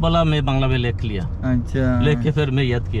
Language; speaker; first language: Hindi; non-native, learner; Bangla